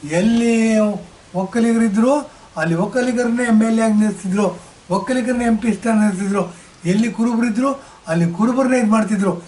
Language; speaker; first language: Kannada; native; Kannada